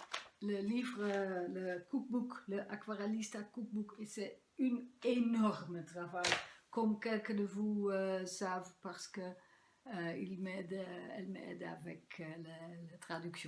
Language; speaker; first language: French; non-native, learner; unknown